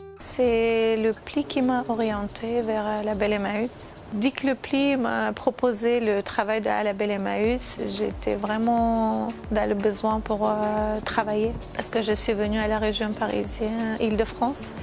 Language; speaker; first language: French; non-native, fluent; Armenian